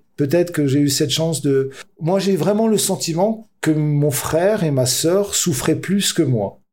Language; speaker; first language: French; native; French